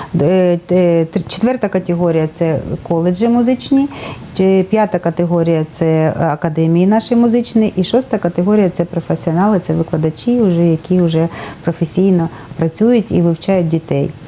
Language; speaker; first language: Ukrainian; native; Ukrainian